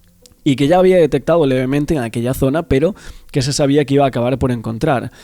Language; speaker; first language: Spanish; native; Spanish